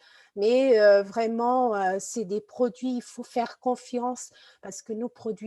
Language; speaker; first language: French; non-native, fluent; Portuguese